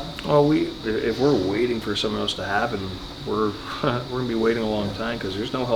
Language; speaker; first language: English; native; English